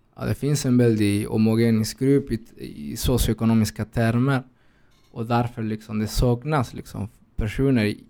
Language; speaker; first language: Swedish; non-native, fluent; Spanish